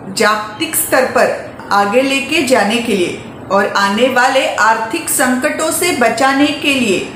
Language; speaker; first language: Hindi; non-native, local second language; Marathi